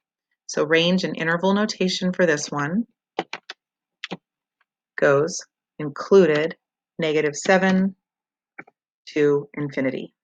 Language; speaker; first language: English; native; English